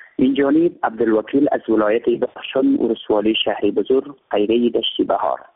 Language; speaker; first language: Persian; native; Persian